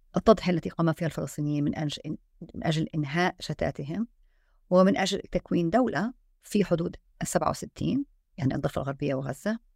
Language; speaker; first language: Arabic; native; Arabic